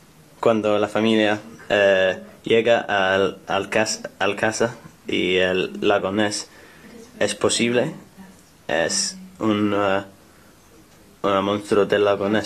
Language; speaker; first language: Spanish; non-native, learner; English